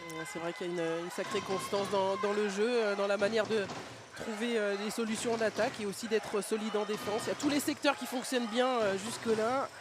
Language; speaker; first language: French; native; French